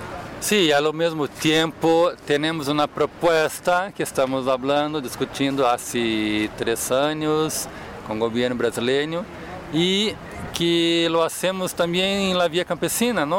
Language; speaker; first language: Spanish; non-native, fluent; Portuguese